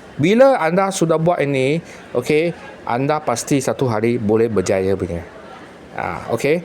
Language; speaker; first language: Malay; non-native, local second language; Chinese